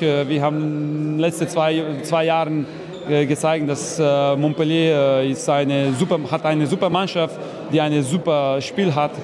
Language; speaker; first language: German; non-native, fluent; Slovenian